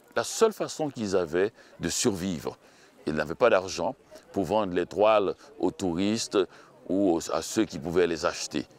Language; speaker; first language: French; native; French